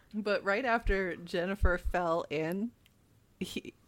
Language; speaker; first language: English; native; English